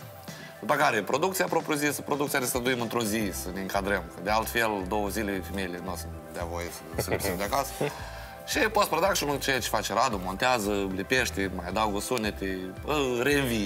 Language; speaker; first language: Romanian; native; Romanian